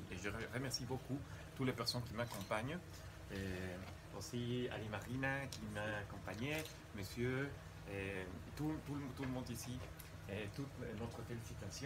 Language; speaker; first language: French; non-native, fluent; Spanish